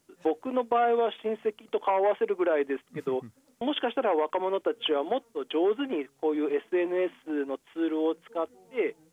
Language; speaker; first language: Japanese; native; Japanese